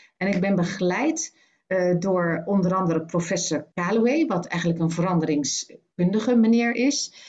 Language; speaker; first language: Dutch; native; Dutch